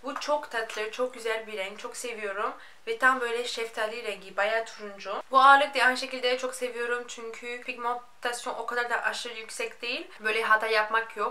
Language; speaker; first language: Turkish; non-native, fluent; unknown